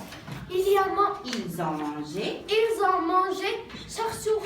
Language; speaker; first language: French; non-native, learner; Arabic